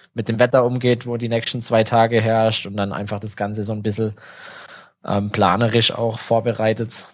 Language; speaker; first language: German; native; German